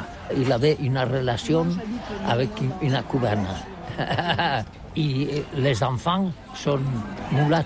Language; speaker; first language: French; non-native, learner; Catalan